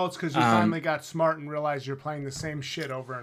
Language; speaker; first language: English; native; English